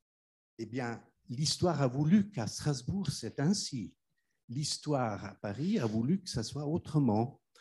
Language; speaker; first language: French; non-native, fluent; German